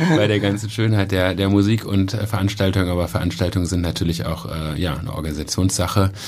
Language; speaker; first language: German; native; German